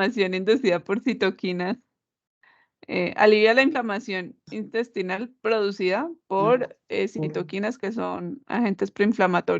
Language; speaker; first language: Spanish; native; Spanish